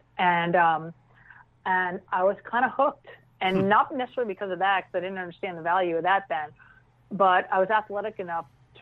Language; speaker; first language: English; native; English